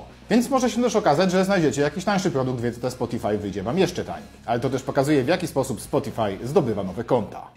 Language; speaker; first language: Polish; native; Polish